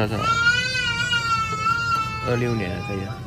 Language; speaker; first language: Chinese; non-native, local second language; Cantonese